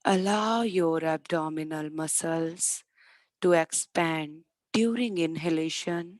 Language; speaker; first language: English; non-native, local second language; Hindi